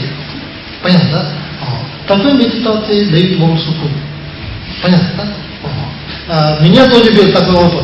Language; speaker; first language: Russian; non-native, learner; Tibetan